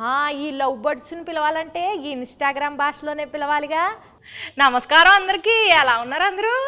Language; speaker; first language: Telugu; native; Telugu